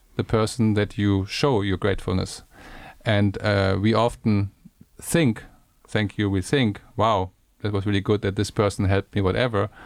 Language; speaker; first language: English; non-native, fluent; German